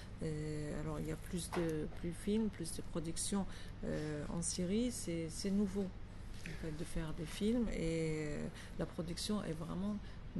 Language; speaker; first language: French; non-native, fluent; Arabic